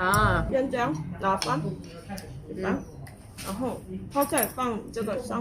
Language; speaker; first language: Chinese; non-native, fluent; Korean